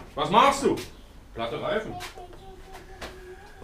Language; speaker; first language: German; native; German